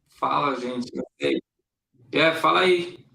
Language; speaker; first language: Portuguese; non-native, fluent; Hebrew